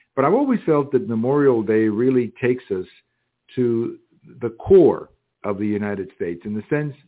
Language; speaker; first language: English; early bilingual, other home language; Spanish